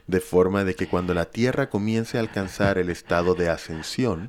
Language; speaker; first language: Spanish; native; Spanish